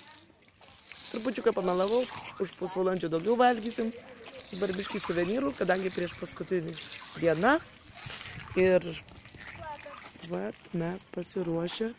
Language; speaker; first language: Lithuanian; native; Lithuanian